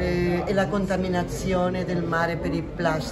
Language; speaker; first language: Italian; non-native, learner; Catalan